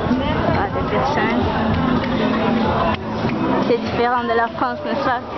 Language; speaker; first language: French; non-native, learner; Portuguese